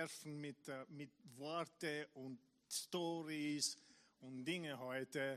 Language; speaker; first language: German; non-native, fluent; English